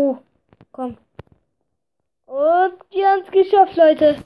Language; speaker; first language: German; early bilingual, other home language; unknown